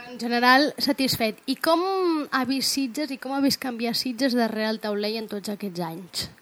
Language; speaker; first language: Catalan; native; Catalan